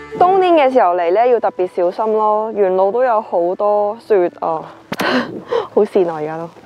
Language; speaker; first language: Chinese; non-native, local second language; Cantonese